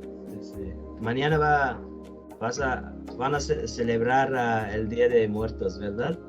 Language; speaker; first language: Spanish; non-native, learner; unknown